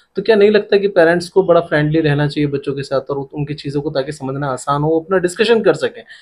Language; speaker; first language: Hindi; native; Hindi